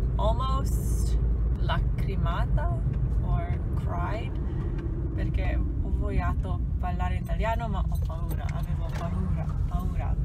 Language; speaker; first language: Italian; non-native, learner; English